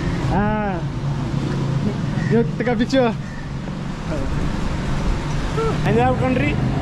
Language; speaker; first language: English; non-native, learner; French